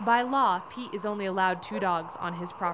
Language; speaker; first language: English; native; English